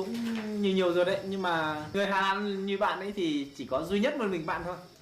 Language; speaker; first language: Vietnamese; native; Vietnamese